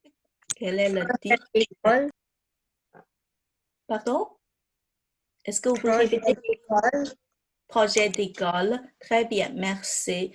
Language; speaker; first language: French; non-native, fluent; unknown